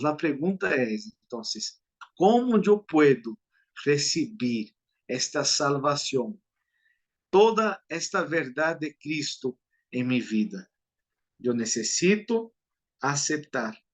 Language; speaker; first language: Portuguese; non-native, learner; Spanish